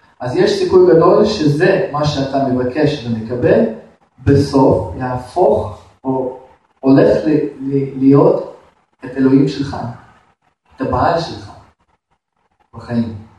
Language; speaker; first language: Hebrew; non-native, fluent; Russian